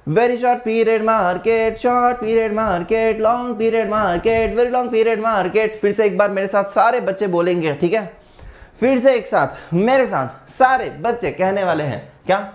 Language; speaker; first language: Hindi; non-native, local second language; Marathi